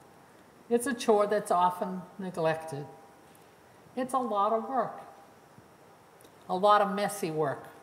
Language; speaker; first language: English; native; English